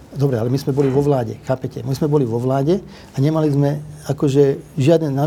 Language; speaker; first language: Slovak; non-native, local second language; Hungarian